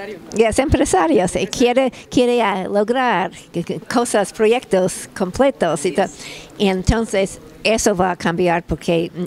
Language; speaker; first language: Spanish; non-native, fluent; English